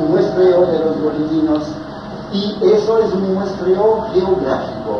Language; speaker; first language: Spanish; non-native, fluent; French